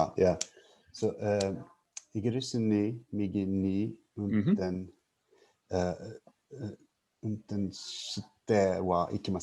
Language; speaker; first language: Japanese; non-native, learner; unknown